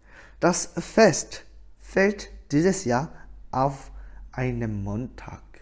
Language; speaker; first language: German; non-native, fluent; Korean